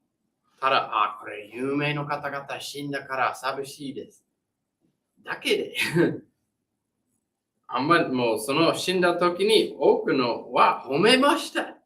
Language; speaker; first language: Japanese; non-native, fluent; English